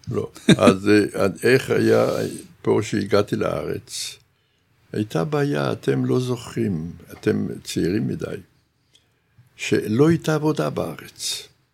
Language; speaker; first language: Hebrew; non-native, fluent; Yiddish